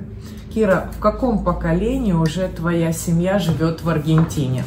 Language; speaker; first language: Russian; native; Russian